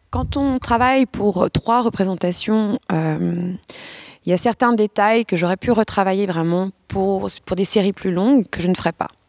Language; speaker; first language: French; native; French